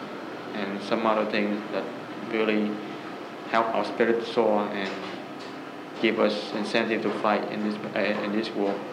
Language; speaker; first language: English; non-native, fluent; Vietnamese